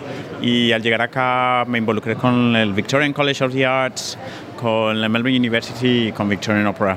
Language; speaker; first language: Spanish; native; Spanish